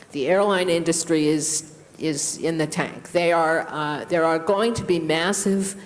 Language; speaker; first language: English; native; English